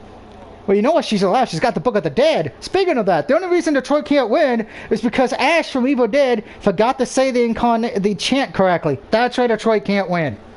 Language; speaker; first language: English; native; English